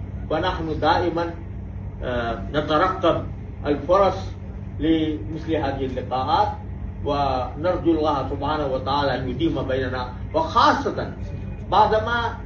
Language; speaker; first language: Arabic; non-native, fluent; Urdu